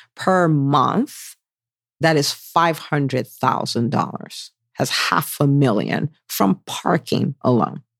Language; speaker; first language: English; non-native, local second language; Yoruba